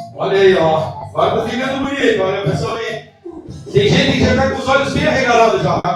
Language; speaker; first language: Portuguese; native; Portuguese